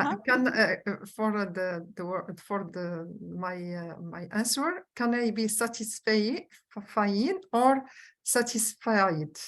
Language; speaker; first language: English; non-native, learner; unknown